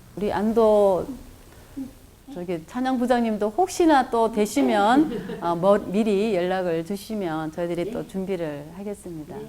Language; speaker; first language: Korean; native; Korean